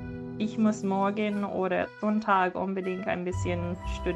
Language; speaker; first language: German; non-native, learner; English